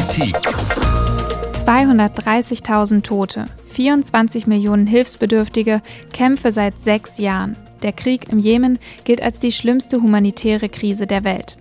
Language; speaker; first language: German; native; German